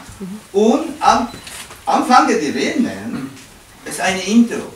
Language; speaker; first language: German; non-native, learner; Spanish